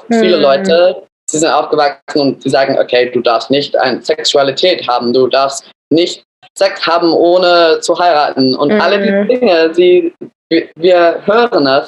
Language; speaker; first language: German; early bilingual, other home language; English